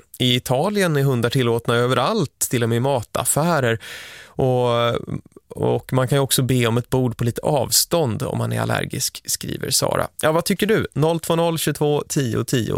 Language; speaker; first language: Swedish; native; Swedish